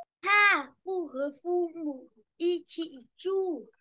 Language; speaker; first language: Chinese; non-native, learner; Vietnamese